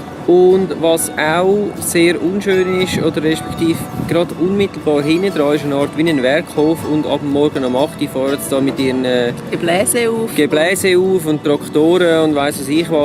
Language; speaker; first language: German; native; German